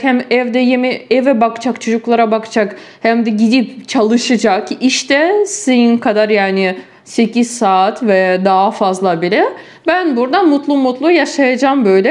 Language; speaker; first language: Turkish; non-native, fluent; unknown